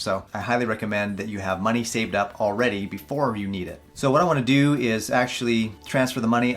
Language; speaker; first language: English; native; English